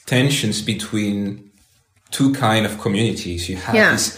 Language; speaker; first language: English; non-native, fluent; French